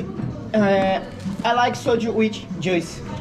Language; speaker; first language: English; non-native, learner; Portuguese